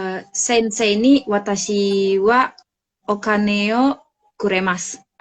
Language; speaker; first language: Japanese; non-native, learner; Indonesian